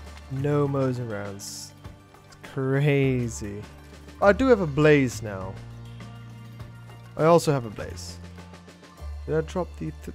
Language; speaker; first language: English; non-native, fluent; Dutch